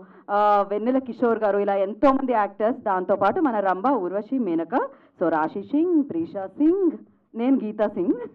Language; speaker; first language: Telugu; native; Telugu